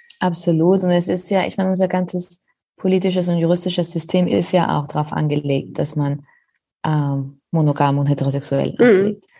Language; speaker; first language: German; non-native, fluent; Spanish